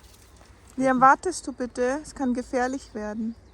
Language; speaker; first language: German; native; German